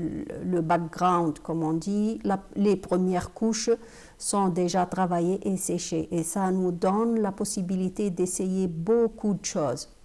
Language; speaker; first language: French; non-native, fluent; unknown